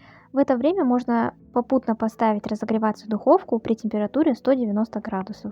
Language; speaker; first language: Russian; native; Russian